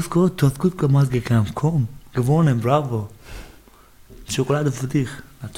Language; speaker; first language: German; non-native, learner; Baluchi